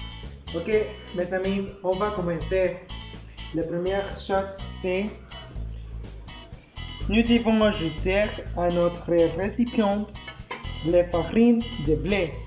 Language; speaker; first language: French; non-native, learner; Spanish